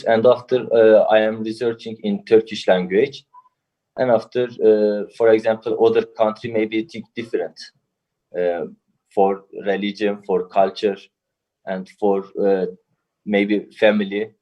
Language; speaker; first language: English; non-native, learner; Turkish